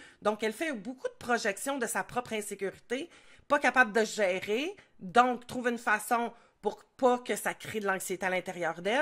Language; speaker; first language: French; native; French